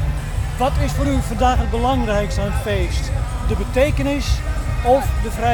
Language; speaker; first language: Dutch; native; Dutch